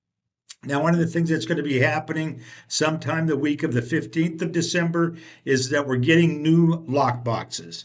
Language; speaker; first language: English; native; English